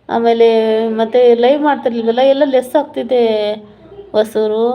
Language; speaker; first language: Kannada; non-native, local second language; Malayalam